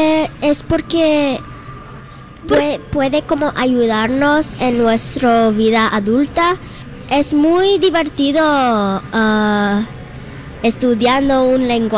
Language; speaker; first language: Spanish; non-native, learner; English